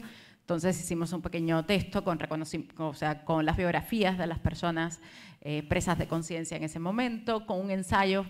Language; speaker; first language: Spanish; native; Spanish